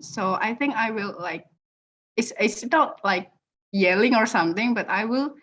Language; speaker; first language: English; non-native, learner; Indonesian